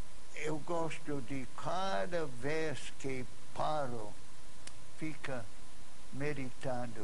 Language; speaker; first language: Portuguese; non-native, fluent; English